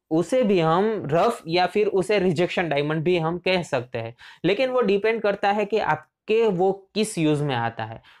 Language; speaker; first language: Hindi; non-native, local second language; Gujarati